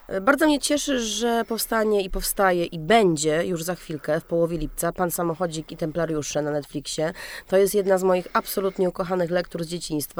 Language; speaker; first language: Polish; native; Polish